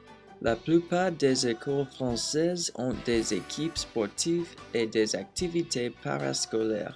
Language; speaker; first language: French; non-native, learner; English